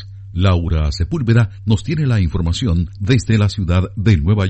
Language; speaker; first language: Spanish; native; Spanish